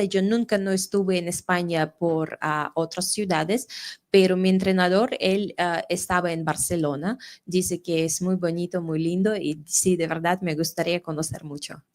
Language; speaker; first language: Spanish; non-native, fluent; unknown